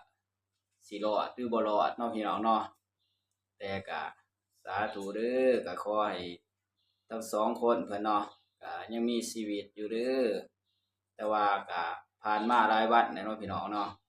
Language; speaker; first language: Thai; non-native, local second language; Lao